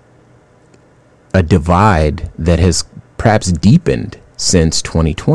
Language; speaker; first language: English; native; English